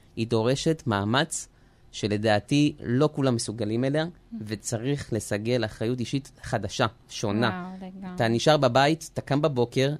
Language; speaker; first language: Hebrew; early bilingual, other home language; French